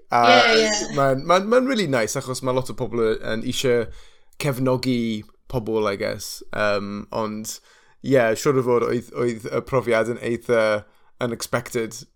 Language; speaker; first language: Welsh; non-native, learner; English